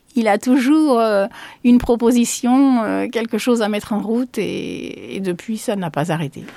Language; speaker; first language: French; early bilingual, other home language; Spanish